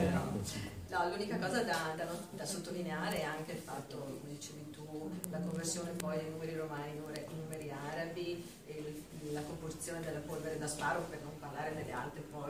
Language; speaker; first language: Italian; native; Italian